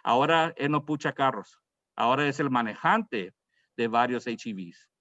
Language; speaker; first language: Spanish; early bilingual, heritage; Spanish